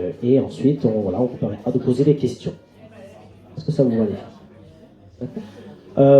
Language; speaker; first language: French; native; French